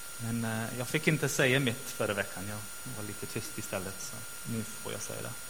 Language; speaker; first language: Swedish; non-native, fluent; English